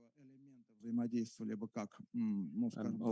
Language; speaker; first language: Russian; native; Russian